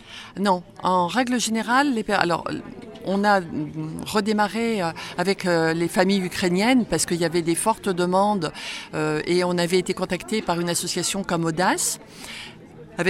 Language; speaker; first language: French; native; French